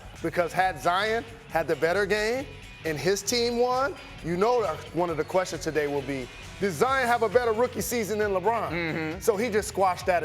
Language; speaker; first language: English; native; English